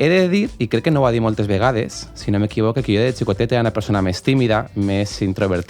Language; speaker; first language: Catalan; native; Catalan